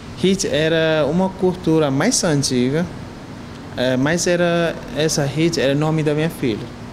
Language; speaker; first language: Portuguese; non-native, learner; Hindi